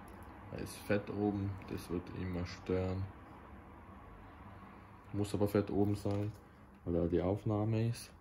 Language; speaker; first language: German; native; German